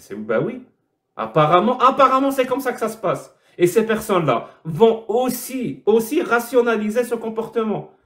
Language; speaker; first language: French; non-native, local second language; Arabic